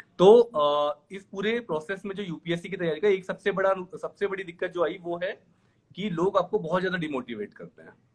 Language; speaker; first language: Hindi; native; Hindi